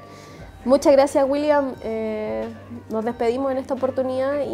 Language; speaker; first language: Spanish; native; Spanish